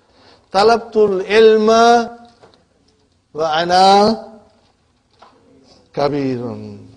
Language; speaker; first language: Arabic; non-native, fluent; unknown